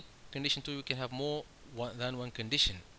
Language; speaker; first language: English; non-native, fluent; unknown